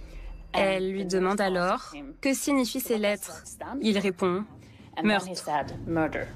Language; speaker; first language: French; native; French